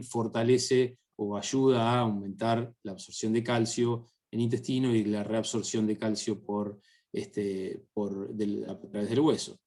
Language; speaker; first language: Spanish; native; Spanish